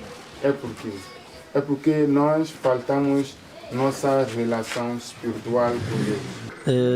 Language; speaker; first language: Portuguese; non-native, fluent; French